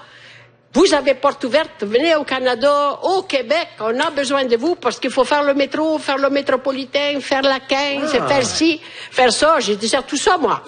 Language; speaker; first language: French; native; French